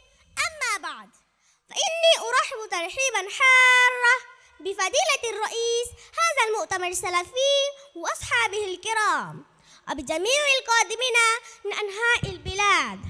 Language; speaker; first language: Arabic; non-native, learner; Bangla